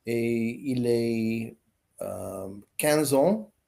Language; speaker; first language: French; non-native, learner; English